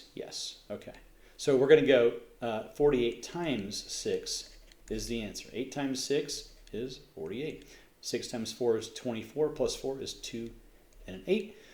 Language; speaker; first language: English; native; English